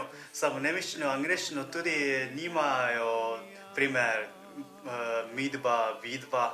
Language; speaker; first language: Slovenian; non-native, learner; Japanese